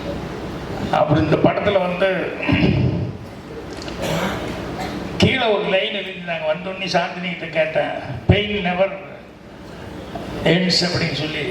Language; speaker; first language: Tamil; native; Tamil